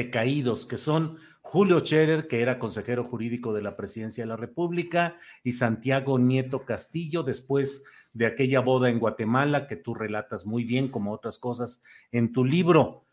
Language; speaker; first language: Spanish; native; Spanish